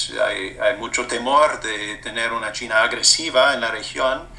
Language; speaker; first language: Spanish; non-native, fluent; English